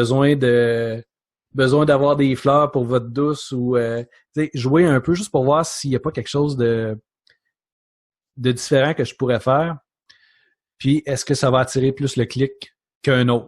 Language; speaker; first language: French; native; French